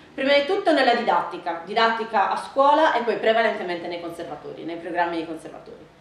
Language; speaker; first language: Italian; native; Italian